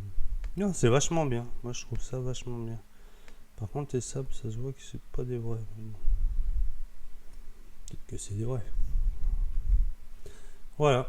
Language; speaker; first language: French; native; French